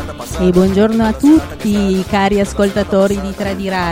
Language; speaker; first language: Italian; native; Italian